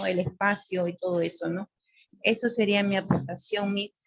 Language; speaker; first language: Spanish; native; Spanish